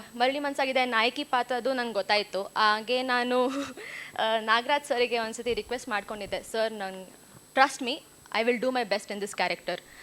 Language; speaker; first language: Kannada; native; Kannada